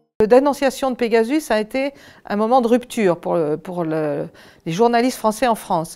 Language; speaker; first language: French; native; French